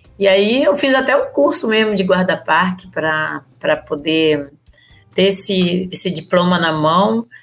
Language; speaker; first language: Portuguese; native; Portuguese